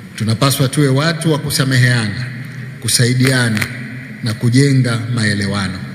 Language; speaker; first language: Swahili; native; Swahili